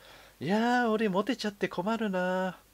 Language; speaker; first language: Japanese; native; Japanese